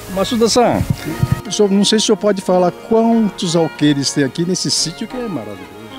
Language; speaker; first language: Portuguese; native; Portuguese